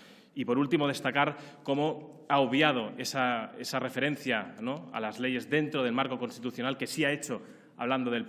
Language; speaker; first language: Spanish; native; Spanish